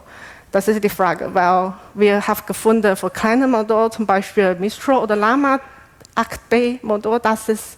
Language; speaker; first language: German; non-native, learner; Chinese